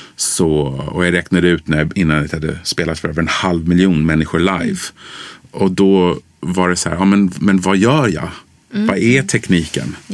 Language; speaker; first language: Swedish; early bilingual, other home language; English